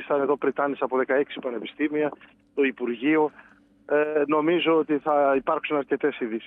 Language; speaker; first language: Greek; native; Greek